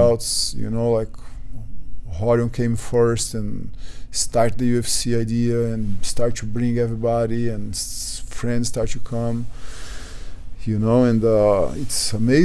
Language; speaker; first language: English; non-native, fluent; Portuguese